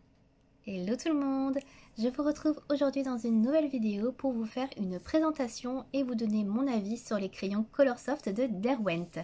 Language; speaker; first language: French; native; French